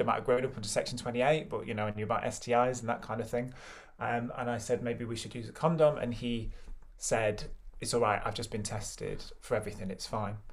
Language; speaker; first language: English; native; English